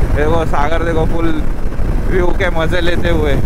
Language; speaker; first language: Hindi; non-native, local second language; Marathi